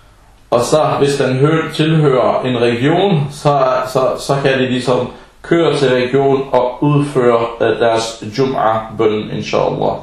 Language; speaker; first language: Danish; non-native, fluent; Arabic